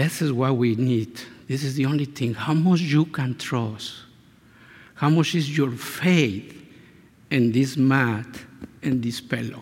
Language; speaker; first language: English; non-native, fluent; Spanish